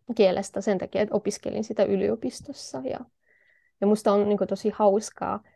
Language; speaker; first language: Finnish; non-native, fluent; Polish